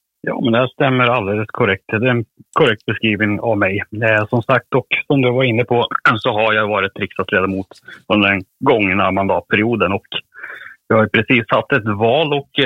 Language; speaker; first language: Swedish; native; Swedish